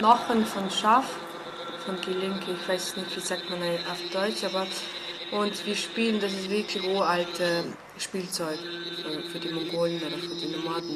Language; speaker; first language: German; non-native, learner; Mongolian